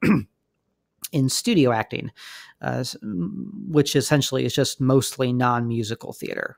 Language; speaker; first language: English; native; English